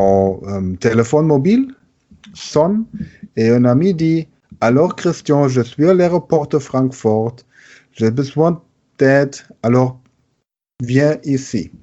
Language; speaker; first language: French; non-native, learner; German